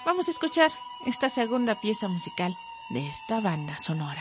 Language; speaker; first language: Spanish; native; Spanish